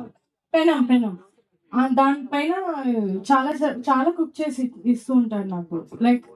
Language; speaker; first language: Telugu; non-native, fluent; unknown